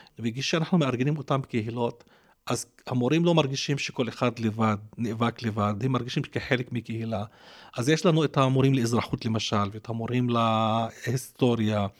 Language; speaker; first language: Hebrew; non-native, local second language; Arabic